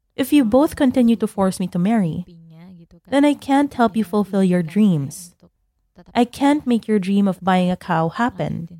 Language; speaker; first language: English; non-native, fluent; Indonesian